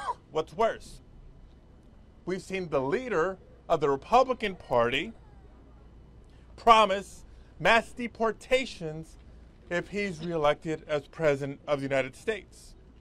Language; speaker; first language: English; early bilingual, other home language; Spanish